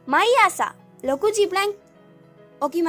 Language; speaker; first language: Japanese; non-native, fluent; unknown